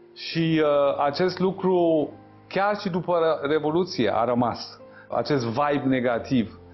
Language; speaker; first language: Romanian; non-native, fluent; Persian